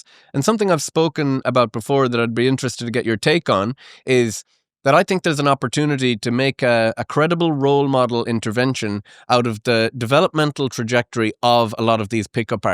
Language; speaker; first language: English; native; English